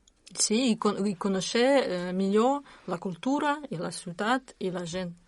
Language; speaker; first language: Catalan; non-native, learner; Russian